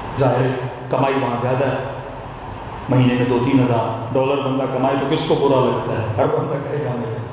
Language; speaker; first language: Urdu; early bilingual, heritage; Urdu